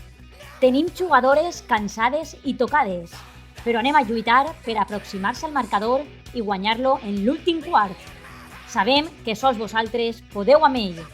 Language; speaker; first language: Catalan; native; Catalan